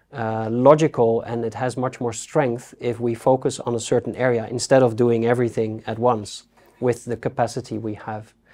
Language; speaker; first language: English; non-native, fluent; Dutch